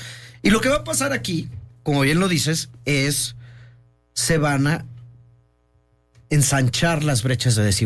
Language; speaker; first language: Spanish; native; Spanish